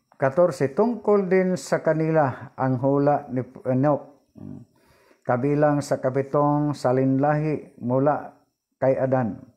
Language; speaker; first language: Filipino; non-native, local second language; Cebuano